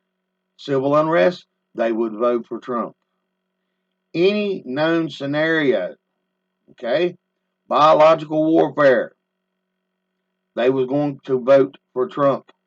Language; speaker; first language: English; native; English